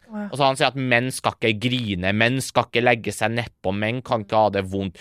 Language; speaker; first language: Norwegian; early bilingual, other home language; Persian